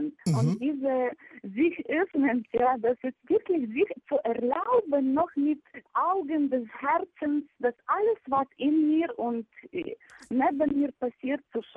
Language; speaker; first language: German; non-native, fluent; Ukrainian